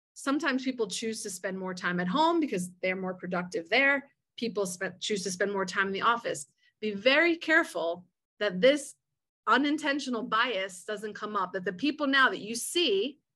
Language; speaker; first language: English; early bilingual, other home language; Spanish